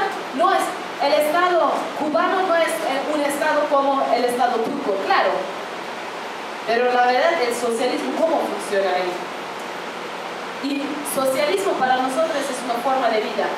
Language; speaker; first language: Spanish; non-native, fluent; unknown